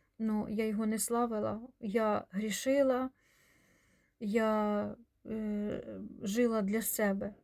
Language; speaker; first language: Ukrainian; non-native, local second language; Russian